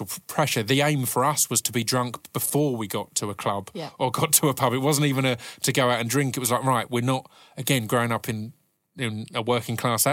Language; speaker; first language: English; native; English